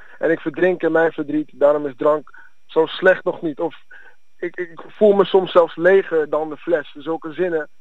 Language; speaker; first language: Dutch; early bilingual, other home language; Akan